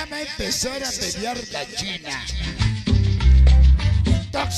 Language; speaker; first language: Spanish; native; Spanish